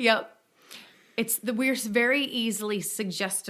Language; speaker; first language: English; native; English